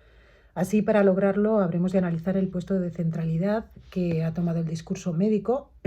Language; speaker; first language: Spanish; native; Spanish